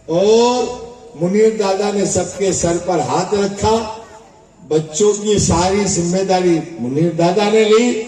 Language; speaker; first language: Urdu; non-native, local second language; Gujarati